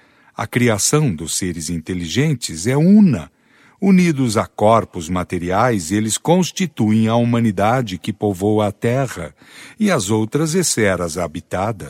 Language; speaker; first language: Portuguese; native; Portuguese